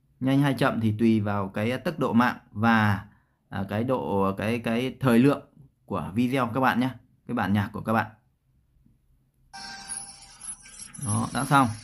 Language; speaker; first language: Vietnamese; native; Vietnamese